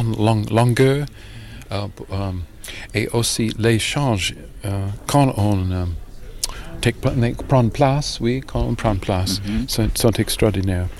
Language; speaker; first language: French; non-native, learner; English